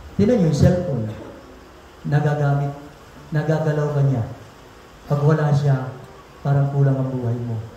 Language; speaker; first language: Filipino; non-native, local second language; Pampanga